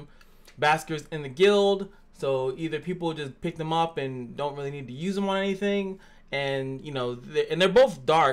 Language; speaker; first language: English; native; English